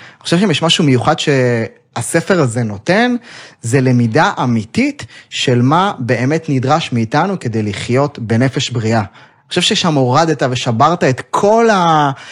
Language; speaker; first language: Hebrew; native; Hebrew